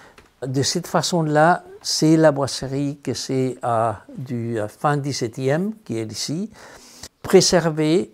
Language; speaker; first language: French; non-native, fluent; Spanish